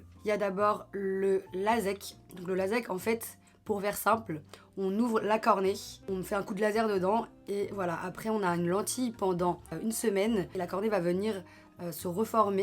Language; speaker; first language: French; native; French